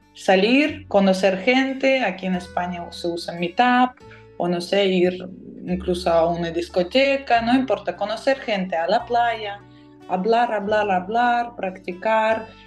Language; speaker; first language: Spanish; non-native, fluent; Russian